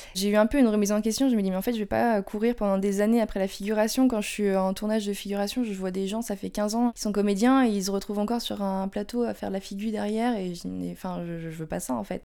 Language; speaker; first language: French; native; French